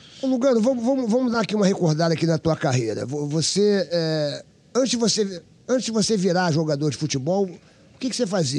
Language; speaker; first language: Portuguese; native; Portuguese